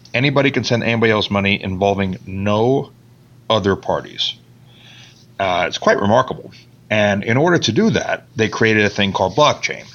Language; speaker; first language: English; native; English